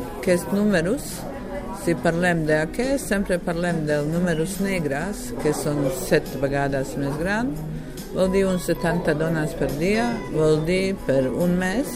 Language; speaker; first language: Catalan; non-native, fluent; Bosnian